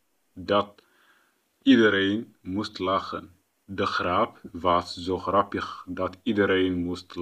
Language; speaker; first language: Dutch; non-native, fluent; Tigrinya